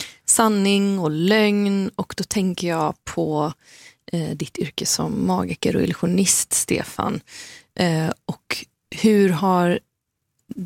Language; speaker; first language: Swedish; native; Swedish